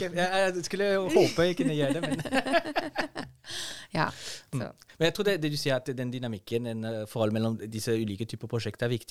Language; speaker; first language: Norwegian; non-native, fluent; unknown